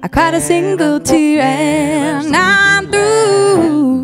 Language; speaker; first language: English; early bilingual, other home language; Spanish